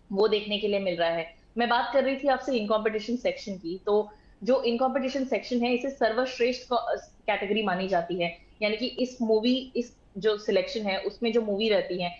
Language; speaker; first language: Hindi; native; Hindi